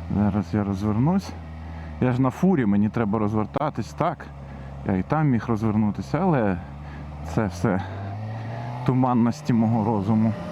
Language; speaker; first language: Ukrainian; non-native, local second language; Russian